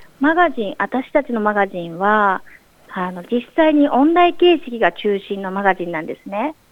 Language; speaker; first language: Japanese; native; Japanese